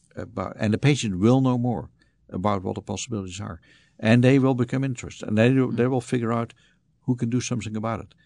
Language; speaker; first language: English; non-native, fluent; Dutch